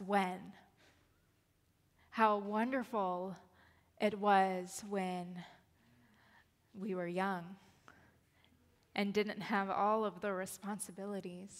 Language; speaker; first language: English; native; English